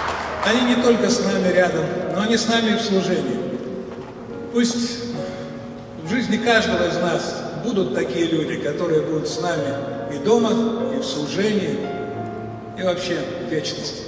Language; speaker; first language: Russian; native; Russian